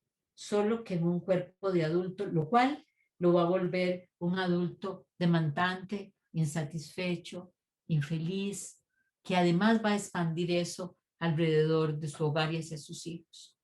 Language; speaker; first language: Spanish; native; Spanish